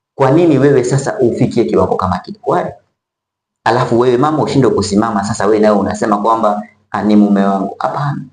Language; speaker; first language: Swahili; native; Swahili